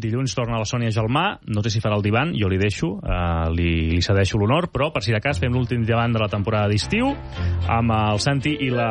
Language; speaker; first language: Catalan; native; Catalan